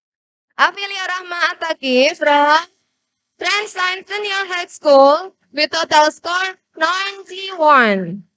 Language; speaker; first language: English; non-native, learner; Indonesian